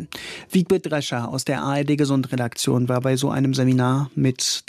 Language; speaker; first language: German; native; German